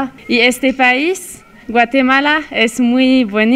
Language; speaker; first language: Spanish; non-native, learner; French